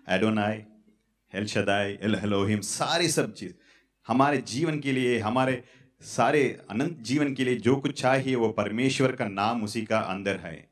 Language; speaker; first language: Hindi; non-native, local second language; Tamil